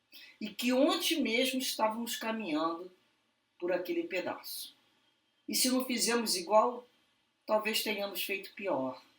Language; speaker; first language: Portuguese; native; Portuguese